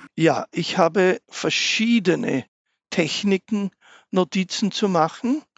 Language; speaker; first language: German; native; German